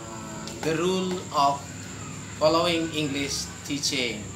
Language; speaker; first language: English; non-native, fluent; Indonesian